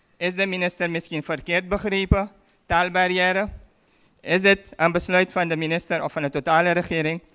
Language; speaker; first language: Dutch; native; Dutch